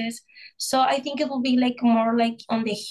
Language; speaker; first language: English; non-native, fluent; Spanish